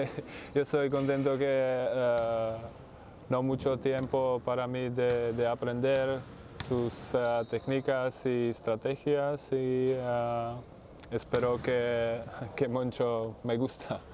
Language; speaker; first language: Spanish; non-native, learner; Czech